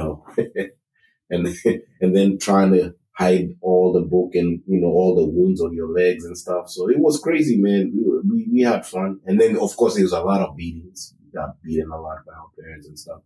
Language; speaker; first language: English; non-native, local second language; Kikuyu